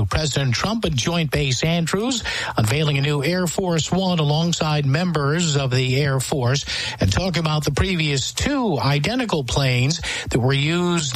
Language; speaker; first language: English; native; English